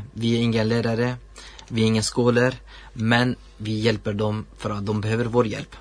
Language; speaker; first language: Swedish; non-native, learner; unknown